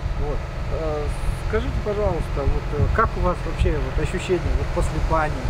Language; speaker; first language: Russian; native; Russian